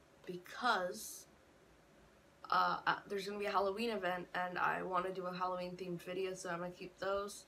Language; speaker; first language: English; native; English